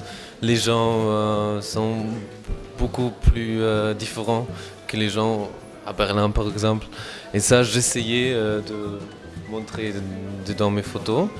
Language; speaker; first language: French; non-native, fluent; German